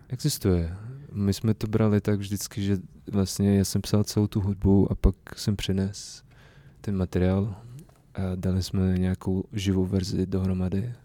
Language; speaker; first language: Czech; non-native, fluent; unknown